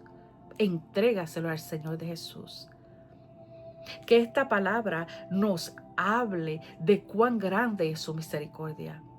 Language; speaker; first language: Spanish; native; Spanish